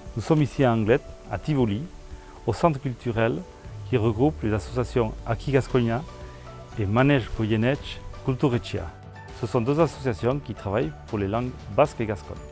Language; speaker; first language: French; non-native, local second language; Basque